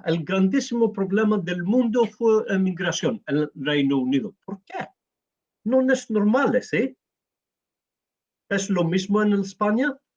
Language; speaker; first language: Spanish; non-native, learner; Greek